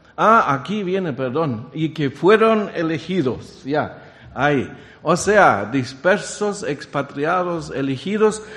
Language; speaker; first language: Spanish; non-native, fluent; German